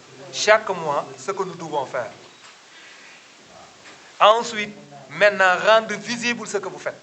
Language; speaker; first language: French; non-native, local second language; Wolof